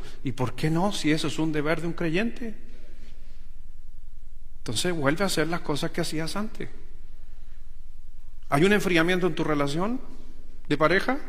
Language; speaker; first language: Spanish; native; Spanish